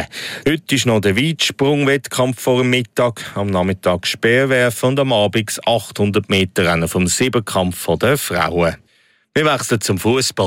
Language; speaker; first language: German; native; German